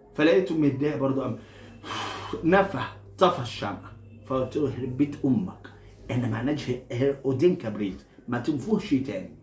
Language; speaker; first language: Egyptian Arabic; non-native, fluent; English